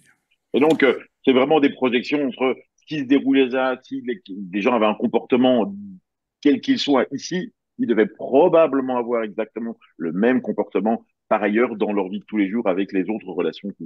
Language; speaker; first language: French; native; French